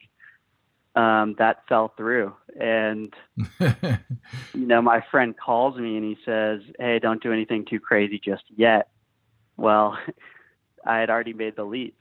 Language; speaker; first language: English; native; English